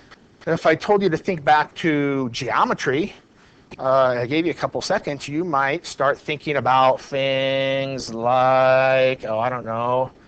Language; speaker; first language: English; native; English